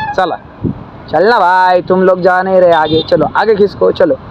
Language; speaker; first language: Hindi; non-native, local second language; Marathi